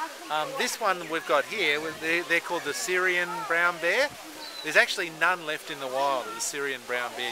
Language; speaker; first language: English; native; English